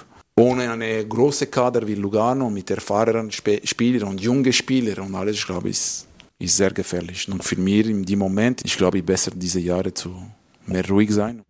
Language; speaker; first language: German; non-native, local second language; French